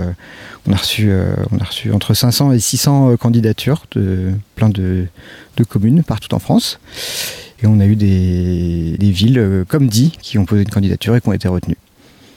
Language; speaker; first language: French; native; French